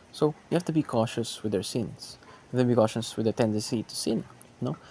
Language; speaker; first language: English; non-native, local second language; Filipino